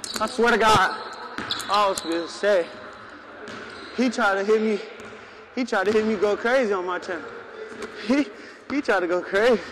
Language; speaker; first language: English; native; English